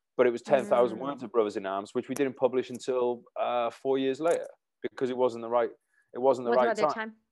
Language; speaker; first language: English; native; English